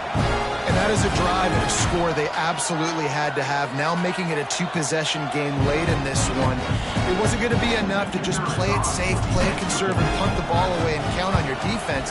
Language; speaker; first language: English; native; English